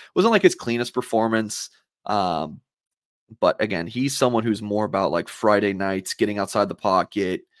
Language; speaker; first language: English; native; English